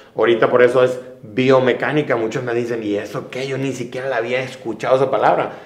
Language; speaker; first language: Spanish; native; Spanish